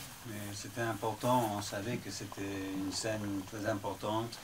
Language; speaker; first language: French; non-native, fluent; English